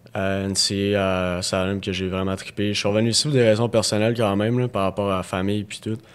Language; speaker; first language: French; native; French